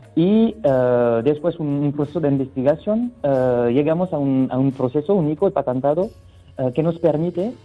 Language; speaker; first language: Spanish; non-native, fluent; French